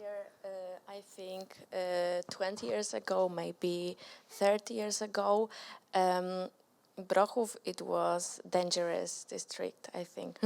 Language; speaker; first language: English; non-native, learner; Polish